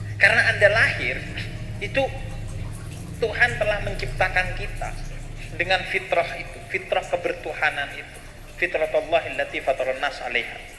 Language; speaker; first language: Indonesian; non-native, local second language; Madurese